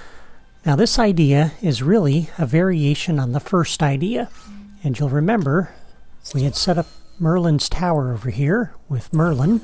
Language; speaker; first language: English; native; English